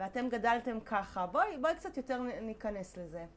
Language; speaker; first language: Hebrew; native; Hebrew